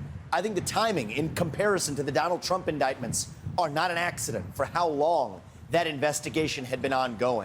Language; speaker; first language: English; native; English